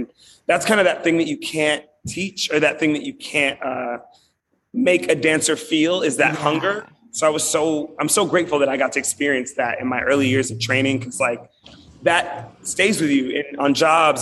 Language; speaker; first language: English; native; English